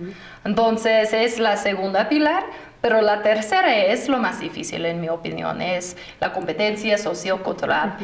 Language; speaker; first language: Spanish; non-native, fluent; English